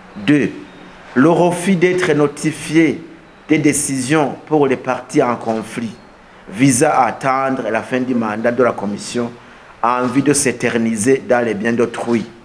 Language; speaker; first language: French; non-native, local second language; Rundi